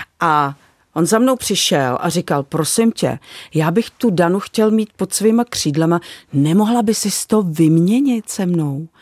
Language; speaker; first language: Czech; native; Czech